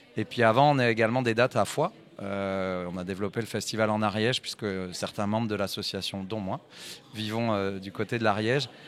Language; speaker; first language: French; native; French